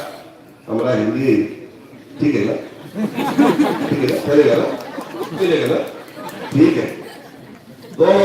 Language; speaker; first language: Hindi; non-native, local second language; Khasi